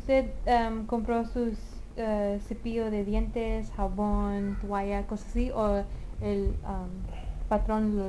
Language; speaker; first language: Spanish; early bilingual, heritage; Spanish